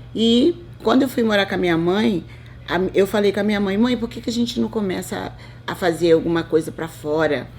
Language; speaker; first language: Portuguese; native; Portuguese